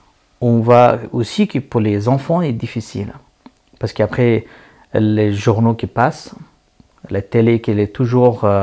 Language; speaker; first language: French; non-native, learner; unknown